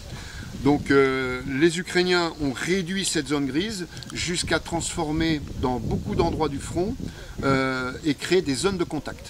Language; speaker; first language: French; native; French